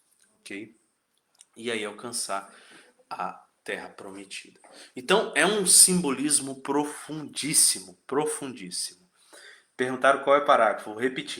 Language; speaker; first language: Portuguese; native; Portuguese